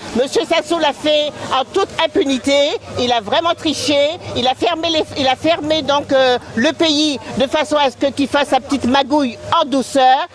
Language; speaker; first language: French; native; French